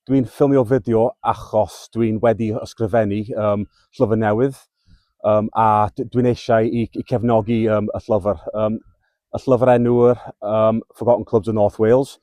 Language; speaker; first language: Welsh; non-native, learner; English